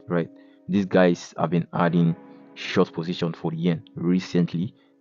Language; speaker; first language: English; native; English